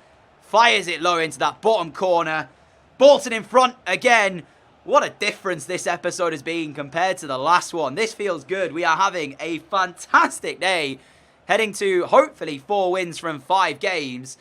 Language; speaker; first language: English; native; English